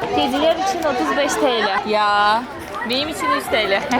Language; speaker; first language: Turkish; non-native, learner; Russian